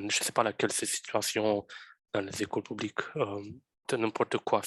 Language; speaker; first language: French; non-native, fluent; Romanian